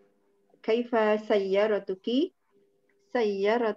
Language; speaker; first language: Arabic; non-native, learner; Malay